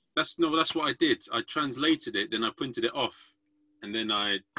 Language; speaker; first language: English; native; English